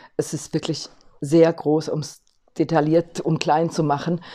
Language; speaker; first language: German; native; German